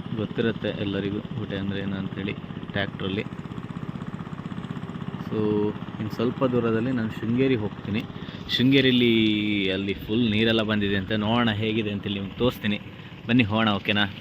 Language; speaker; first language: Kannada; native; Kannada